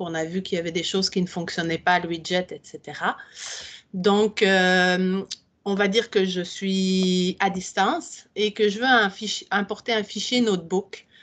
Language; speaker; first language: French; native; French